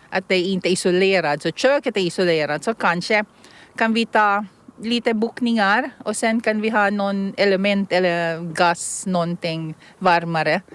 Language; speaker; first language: Swedish; non-native, fluent; Filipino